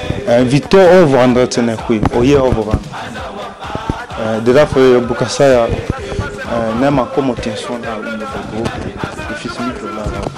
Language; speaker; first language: Swedish; non-native, fluent; Lingala